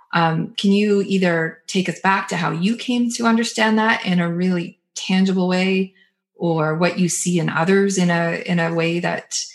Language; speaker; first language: English; native; English